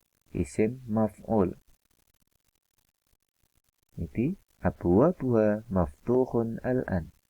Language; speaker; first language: Arabic; non-native, fluent; Indonesian